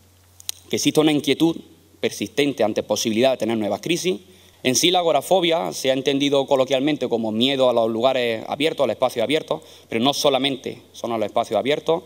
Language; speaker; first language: Spanish; native; Spanish